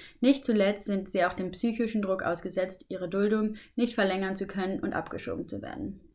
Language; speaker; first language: German; native; German